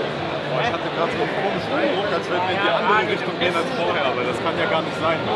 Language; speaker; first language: German; native; German